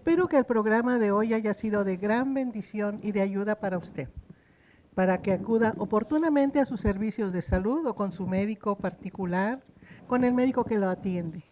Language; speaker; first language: Spanish; native; Spanish